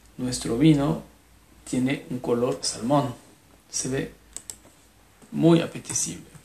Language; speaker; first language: Spanish; non-native, fluent; French